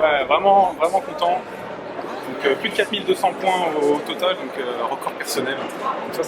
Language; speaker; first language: French; native; French